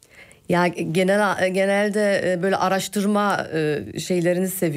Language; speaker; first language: Turkish; early bilingual, heritage; Turkish